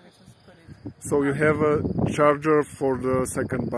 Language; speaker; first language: English; non-native, learner; Bulgarian